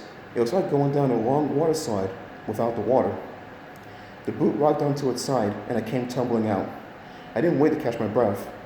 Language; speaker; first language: English; native; English